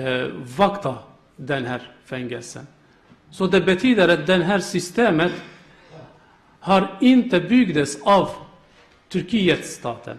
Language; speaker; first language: Swedish; non-native, learner; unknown